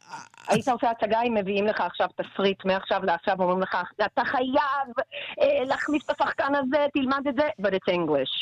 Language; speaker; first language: Hebrew; non-native, fluent; English